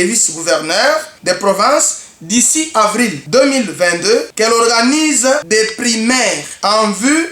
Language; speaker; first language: French; non-native, local second language; Luba-Lulua